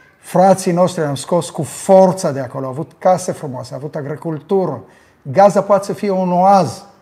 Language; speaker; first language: Romanian; early bilingual, heritage; Romanian